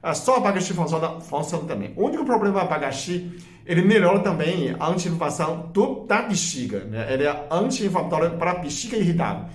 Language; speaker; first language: Portuguese; non-native, fluent; Chinese